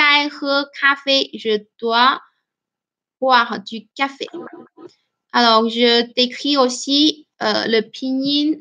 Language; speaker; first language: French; non-native, fluent; Chinese